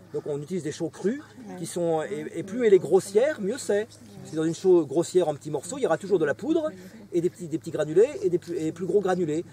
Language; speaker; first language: French; native; French